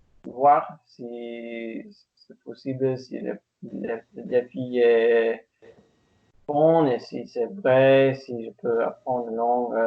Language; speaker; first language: French; non-native, learner; English